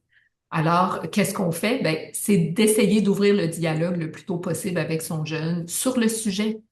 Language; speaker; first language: French; native; French